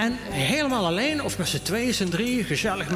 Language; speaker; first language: Dutch; native; Dutch